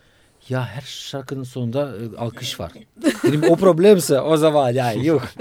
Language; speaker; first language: Turkish; non-native, fluent; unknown